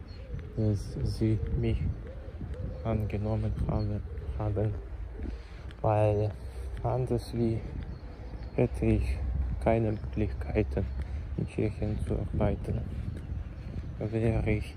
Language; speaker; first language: German; non-native, learner; Ukrainian